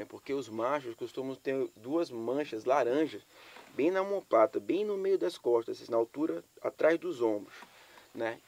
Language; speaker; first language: Portuguese; native; Portuguese